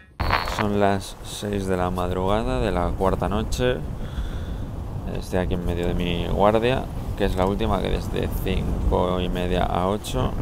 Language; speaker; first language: Spanish; native; Spanish